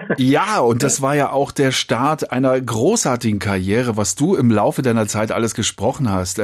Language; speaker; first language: German; native; German